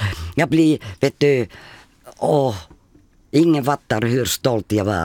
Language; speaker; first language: Swedish; non-native, fluent; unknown